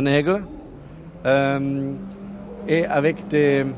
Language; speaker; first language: French; non-native, learner; German